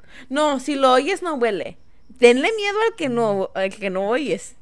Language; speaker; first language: Spanish; early bilingual, heritage; Spanish